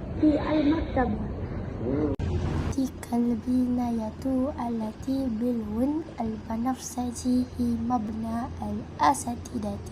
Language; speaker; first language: Arabic; non-native, learner; Malay